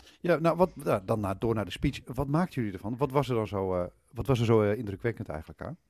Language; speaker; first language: Dutch; native; Dutch